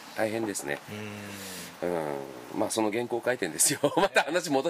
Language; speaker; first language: Japanese; native; Japanese